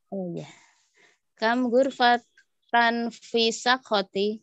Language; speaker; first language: Arabic; non-native, learner; Indonesian